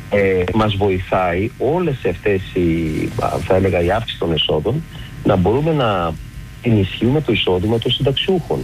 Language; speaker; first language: Greek; native; Greek